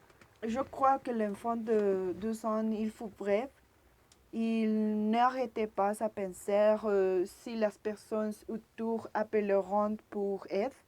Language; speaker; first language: French; non-native, learner; Spanish